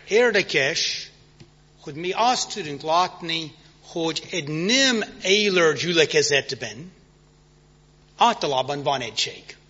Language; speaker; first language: Hungarian; non-native, fluent; English